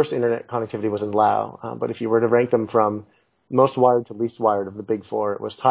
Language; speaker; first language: English; native; English